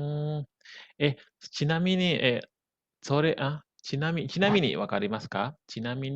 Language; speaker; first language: Japanese; non-native, fluent; Indonesian